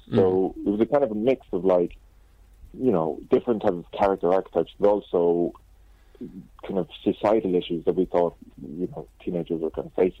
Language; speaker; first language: English; native; English